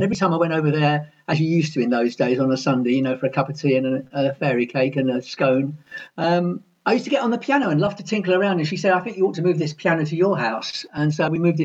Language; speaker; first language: English; native; English